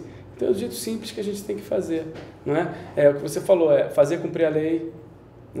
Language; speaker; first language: Portuguese; native; Portuguese